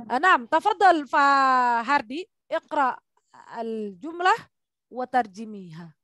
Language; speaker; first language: Arabic; non-native, fluent; Indonesian